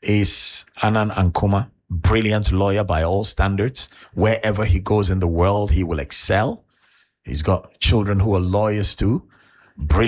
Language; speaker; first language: English; non-native, local second language; Akan